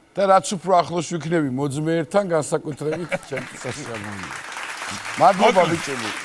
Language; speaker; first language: Georgian; native; Georgian